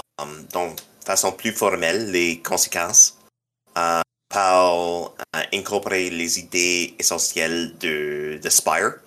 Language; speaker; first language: French; non-native, local second language; English